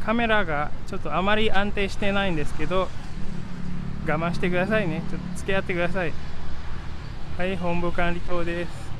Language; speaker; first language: Japanese; non-native, fluent; Indonesian